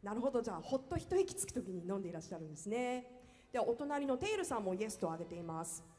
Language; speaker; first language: Japanese; native; Japanese